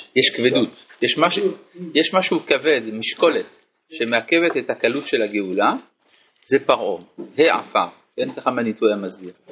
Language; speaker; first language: Hebrew; non-native, fluent; French